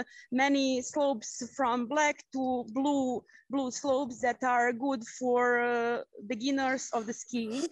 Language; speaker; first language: English; non-native, fluent; Croatian